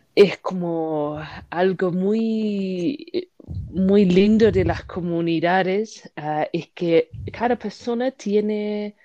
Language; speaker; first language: Spanish; non-native, fluent; English